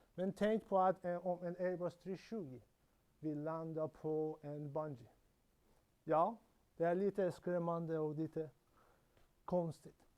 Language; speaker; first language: Swedish; non-native, learner; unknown